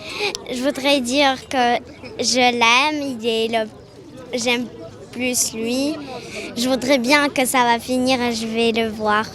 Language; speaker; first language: French; non-native, learner; Ukrainian